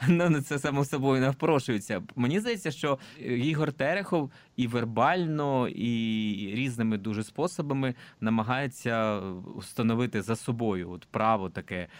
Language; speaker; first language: Ukrainian; non-native, local second language; Russian